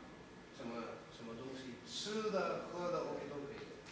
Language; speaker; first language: Chinese; non-native, fluent; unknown